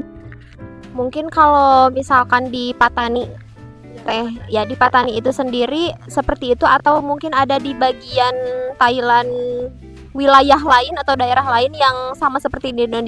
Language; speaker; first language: Indonesian; native; Indonesian